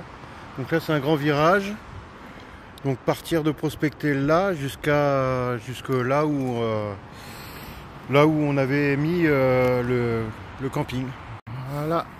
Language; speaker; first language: French; native; French